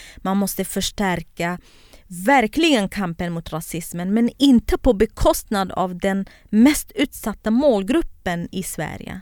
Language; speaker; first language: Swedish; non-native, fluent; Kurdish